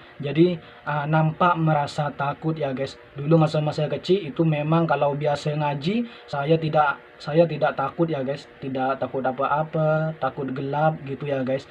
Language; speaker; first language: Indonesian; non-native, local second language; Madurese